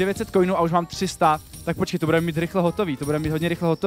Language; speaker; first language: Czech; native; Czech